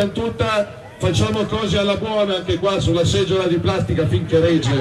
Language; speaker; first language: Italian; native; Italian